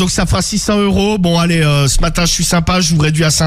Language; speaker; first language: French; native; French